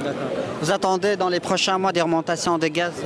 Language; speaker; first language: French; native; French